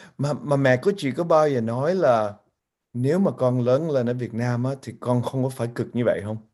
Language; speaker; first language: Vietnamese; early bilingual, heritage; Vietnamese